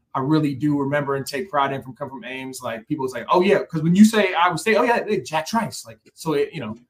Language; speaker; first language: English; native; English